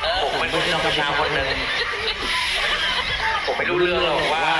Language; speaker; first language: Thai; non-native, fluent; Khmer